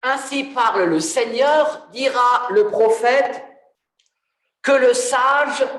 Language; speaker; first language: French; native; French